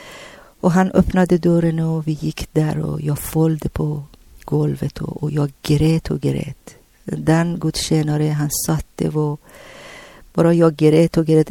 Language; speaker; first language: Swedish; non-native, learner; Persian